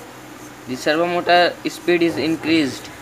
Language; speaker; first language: English; non-native, learner; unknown